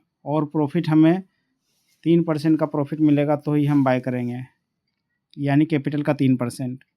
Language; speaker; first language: Hindi; native; Hindi